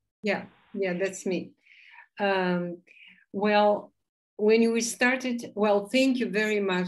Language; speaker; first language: English; non-native, fluent; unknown